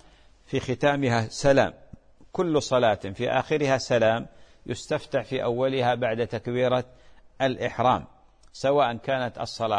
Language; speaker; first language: Arabic; native; Arabic